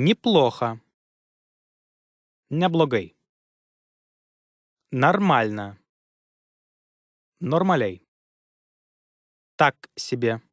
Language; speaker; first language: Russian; non-native, learner; Lithuanian